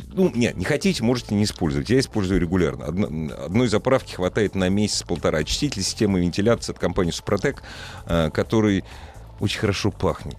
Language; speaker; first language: Russian; native; Russian